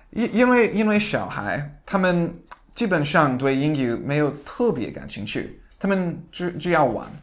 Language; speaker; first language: Chinese; non-native, fluent; English